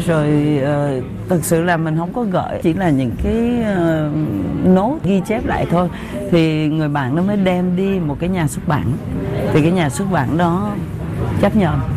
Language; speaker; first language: Vietnamese; early bilingual, other home language; French